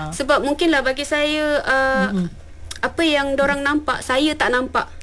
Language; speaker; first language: Malay; non-native, local second language; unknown